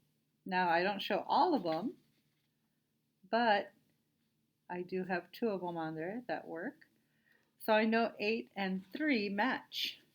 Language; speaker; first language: English; native; English